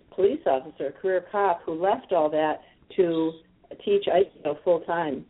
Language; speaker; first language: English; native; English